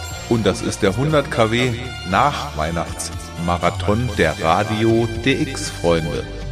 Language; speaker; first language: German; native; German